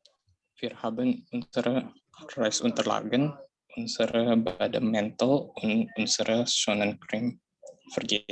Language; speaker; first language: German; non-native, learner; Indonesian